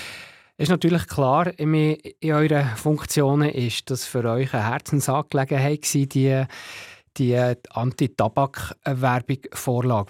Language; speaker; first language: German; native; German